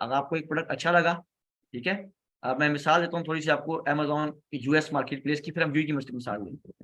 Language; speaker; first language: Urdu; native; Urdu